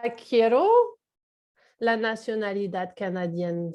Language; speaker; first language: Spanish; non-native, learner; English